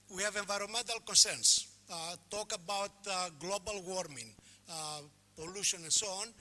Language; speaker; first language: English; non-native, fluent; Greek